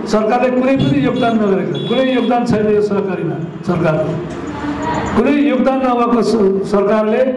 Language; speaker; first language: Nepali; native; Nepali